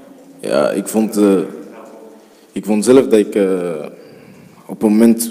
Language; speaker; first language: Dutch; early bilingual, other home language; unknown